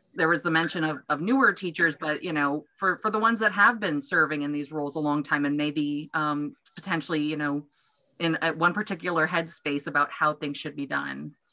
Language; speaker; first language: English; native; English